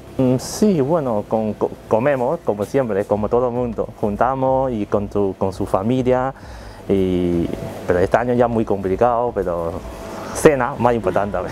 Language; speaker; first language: Spanish; non-native, learner; Chinese